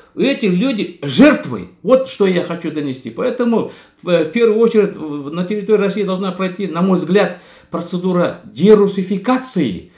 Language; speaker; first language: Russian; non-native, local second language; Kazakh